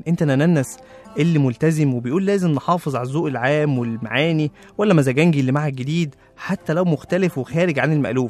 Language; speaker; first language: Arabic; native; Arabic